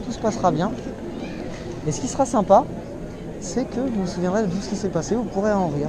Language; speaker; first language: French; native; French